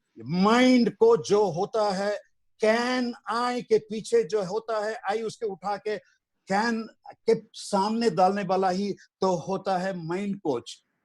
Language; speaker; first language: Hindi; non-native, local second language; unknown